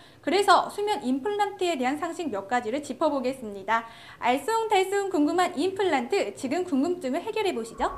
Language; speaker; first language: Korean; native; Korean